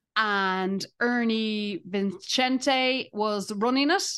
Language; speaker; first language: English; native; English